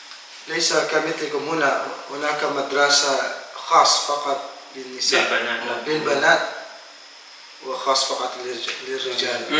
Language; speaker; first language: Arabic; non-native, fluent; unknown